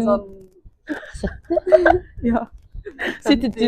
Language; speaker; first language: Norwegian; native; Norwegian